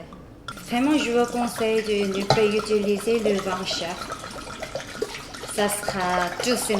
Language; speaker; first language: French; non-native, learner; Korean